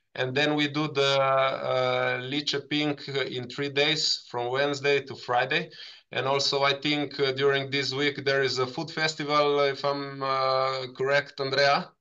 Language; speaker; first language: English; non-native, fluent; Slovenian